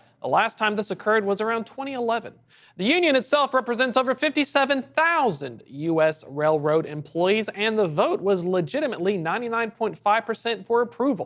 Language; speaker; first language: English; native; English